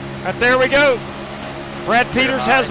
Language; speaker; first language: English; native; English